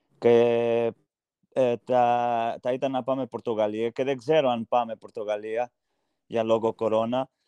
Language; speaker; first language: Greek; non-native, fluent; Portuguese